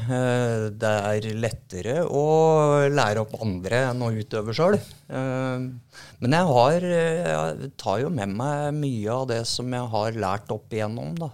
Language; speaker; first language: Norwegian; native; Norwegian